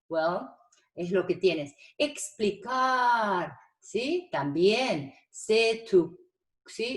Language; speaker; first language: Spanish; non-native, fluent; Korean